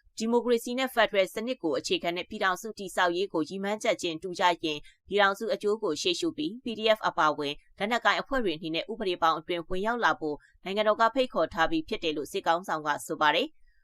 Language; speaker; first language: Burmese; native; Burmese